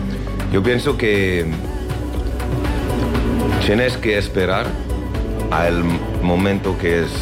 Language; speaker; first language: Spanish; non-native, learner; French